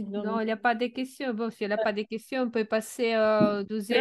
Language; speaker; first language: French; non-native, fluent; Italian